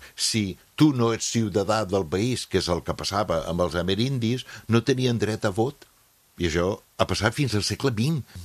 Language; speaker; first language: Catalan; non-native, fluent; English